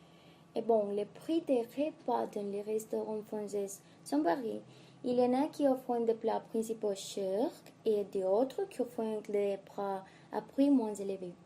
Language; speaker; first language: French; non-native, learner; Spanish